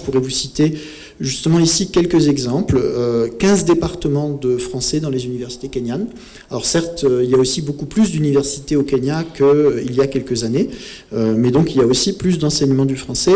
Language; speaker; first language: French; native; French